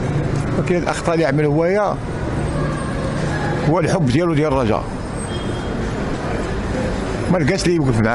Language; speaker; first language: Arabic; native; Arabic